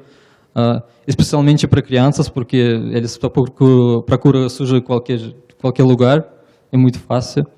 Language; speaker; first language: Portuguese; non-native, learner; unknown